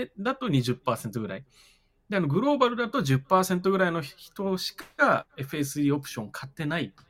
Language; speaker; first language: Japanese; native; Japanese